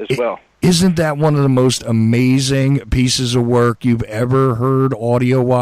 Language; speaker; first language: English; native; English